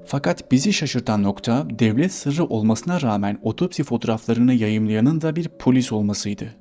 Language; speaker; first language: Turkish; native; Turkish